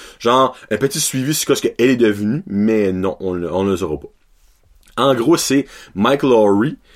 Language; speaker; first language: French; native; French